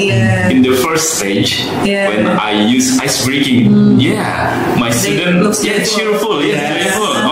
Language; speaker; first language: English; non-native, learner; Indonesian